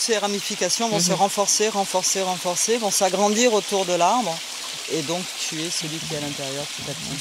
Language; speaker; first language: French; native; French